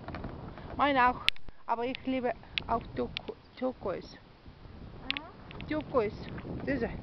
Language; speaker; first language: German; non-native, learner; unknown